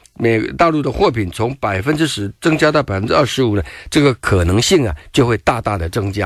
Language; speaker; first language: Chinese; native; Chinese